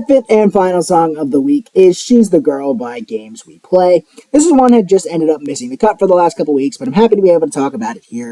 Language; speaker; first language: English; native; English